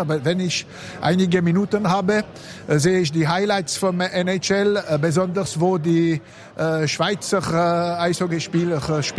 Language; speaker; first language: German; non-native, local second language; French